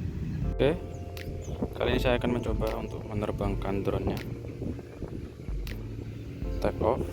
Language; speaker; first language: Indonesian; native; Indonesian